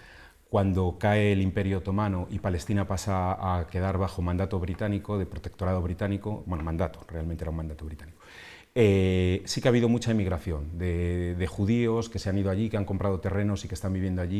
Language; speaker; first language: Spanish; native; Spanish